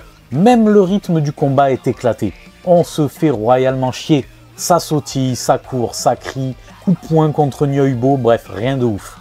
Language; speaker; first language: French; native; French